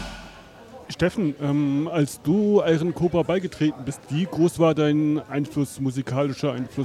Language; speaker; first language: German; native; German